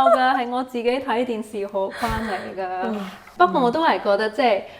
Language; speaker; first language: Cantonese; early bilingual, heritage; Cantonese